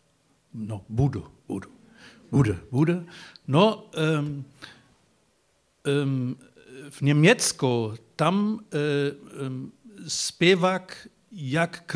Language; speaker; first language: Czech; non-native, learner; Dutch